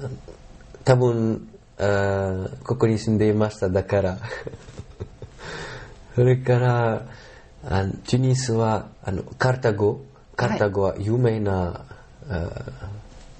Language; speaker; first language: Japanese; non-native, learner; Arabic